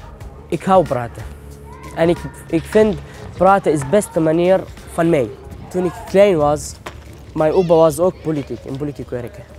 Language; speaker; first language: Dutch; non-native, learner; Arabic